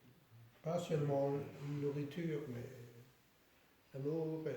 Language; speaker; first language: French; non-native, fluent; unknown